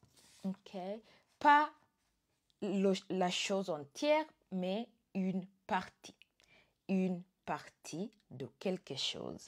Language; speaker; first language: French; non-native, fluent; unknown